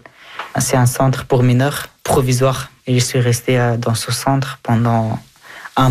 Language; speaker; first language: French; early bilingual, other home language; Persian